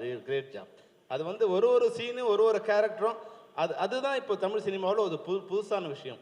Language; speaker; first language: Tamil; native; Tamil